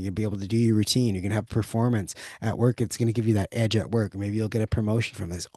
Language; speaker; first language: English; native; English